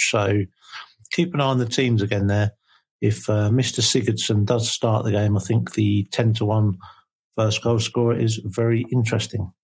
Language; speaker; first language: English; native; English